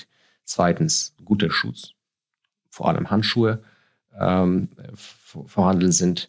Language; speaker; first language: German; non-native, fluent; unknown